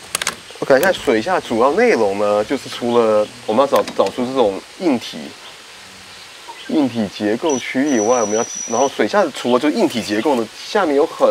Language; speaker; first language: Chinese; native; Chinese